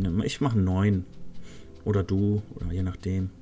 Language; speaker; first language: German; native; German